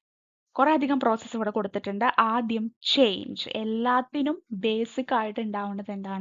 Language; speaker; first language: Malayalam; native; Malayalam